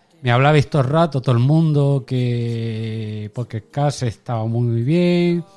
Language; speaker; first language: Spanish; native; Spanish